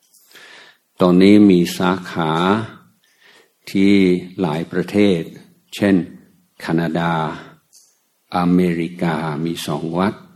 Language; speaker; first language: Thai; native; Thai